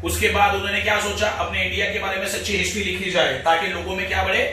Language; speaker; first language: Hindi; non-native, local second language; Marathi